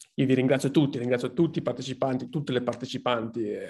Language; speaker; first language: Italian; native; Italian